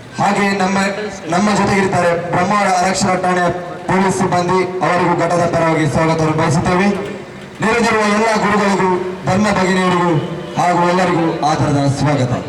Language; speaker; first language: Kannada; non-native, local second language; Konkani